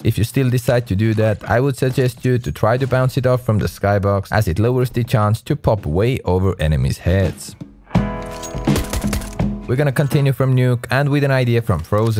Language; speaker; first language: English; non-native, fluent; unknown